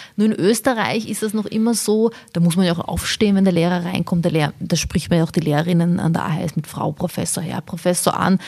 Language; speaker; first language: German; early bilingual, other home language; Bosnian